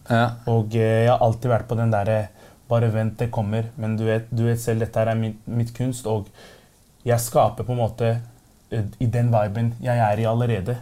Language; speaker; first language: Norwegian; early bilingual, other home language; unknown